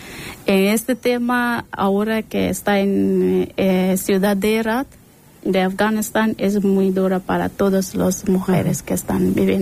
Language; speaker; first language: Spanish; non-native, learner; Persian